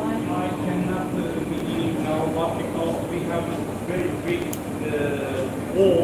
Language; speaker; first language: English; non-native, fluent; Turkish